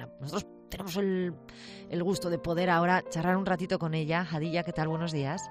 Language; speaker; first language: Spanish; native; Spanish